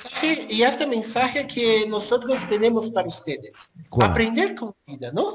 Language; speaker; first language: Portuguese; non-native, fluent; Spanish